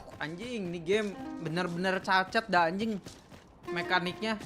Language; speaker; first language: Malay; non-native, local second language; Sundanese